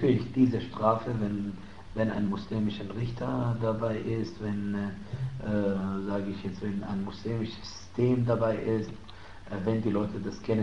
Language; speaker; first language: German; non-native, fluent; Arabic